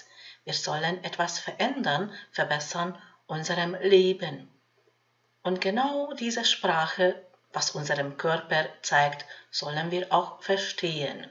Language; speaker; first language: German; non-native, fluent; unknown